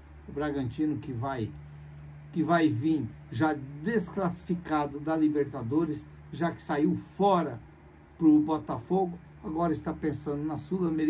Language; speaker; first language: Portuguese; native; Portuguese